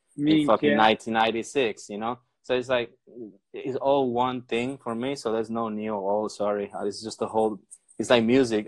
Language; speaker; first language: English; non-native, fluent; Spanish